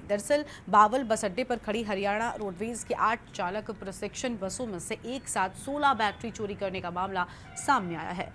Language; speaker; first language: Hindi; native; Hindi